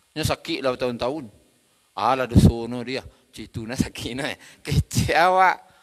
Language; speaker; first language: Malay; non-native, local second language; Minangkabau